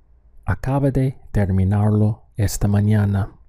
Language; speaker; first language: Spanish; non-native, fluent; English